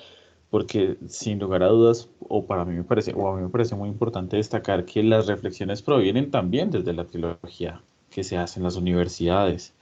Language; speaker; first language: Spanish; native; Spanish